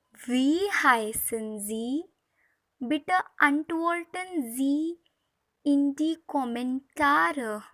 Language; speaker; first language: German; non-native, learner; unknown